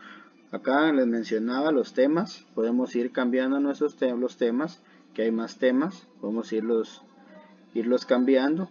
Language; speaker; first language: Spanish; native; Spanish